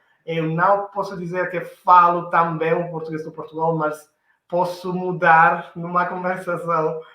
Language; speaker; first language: Portuguese; non-native, fluent; Italian